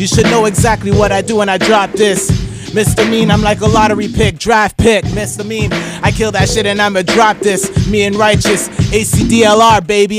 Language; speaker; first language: English; native; English